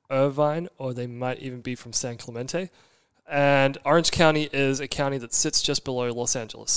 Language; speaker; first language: English; native; English